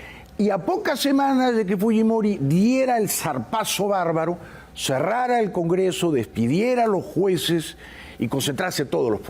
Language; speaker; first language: Spanish; native; Spanish